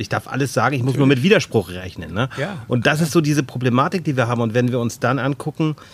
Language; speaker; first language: German; native; German